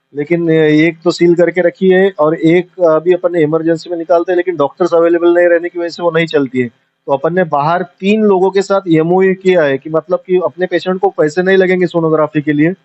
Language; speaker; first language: Hindi; non-native, local second language; Marathi